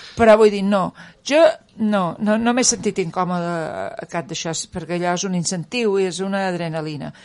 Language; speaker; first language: Catalan; native; Catalan